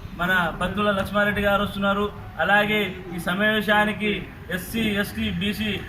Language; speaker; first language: Telugu; non-native, local second language; Lambadi